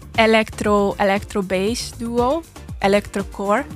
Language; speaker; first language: Dutch; non-native, learner; Hungarian